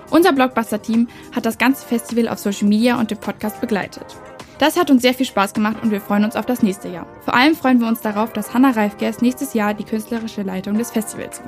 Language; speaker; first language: German; native; German